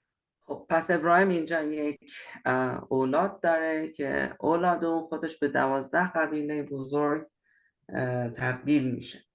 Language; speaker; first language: Persian; native; Persian